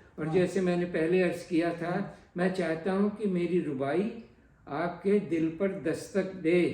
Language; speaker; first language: Urdu; non-native, local second language; Punjabi